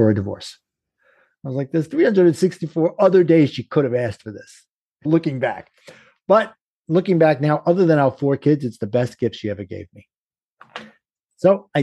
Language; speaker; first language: English; native; English